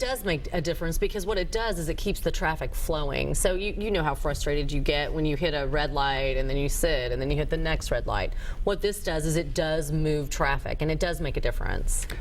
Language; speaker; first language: English; native; English